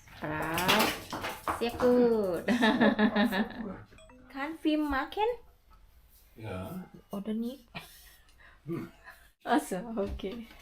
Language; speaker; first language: German; non-native, learner; Thai